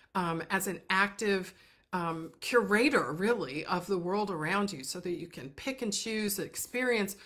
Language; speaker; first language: English; native; English